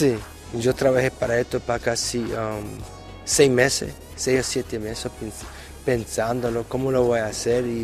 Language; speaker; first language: Spanish; early bilingual, heritage; Spanish